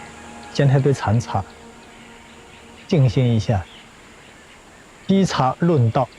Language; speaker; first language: Chinese; native; Chinese